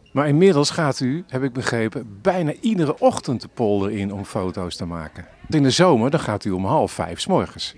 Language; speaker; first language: Dutch; native; Dutch